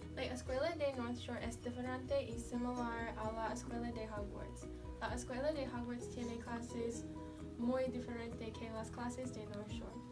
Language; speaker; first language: Spanish; non-native, learner; English